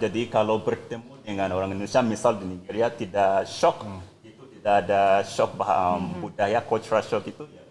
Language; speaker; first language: Indonesian; non-native, fluent; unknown